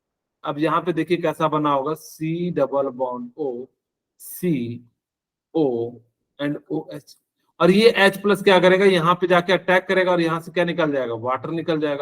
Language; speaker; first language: Hindi; native; Hindi